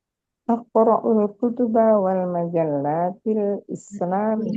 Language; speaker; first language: Arabic; non-native, learner; Indonesian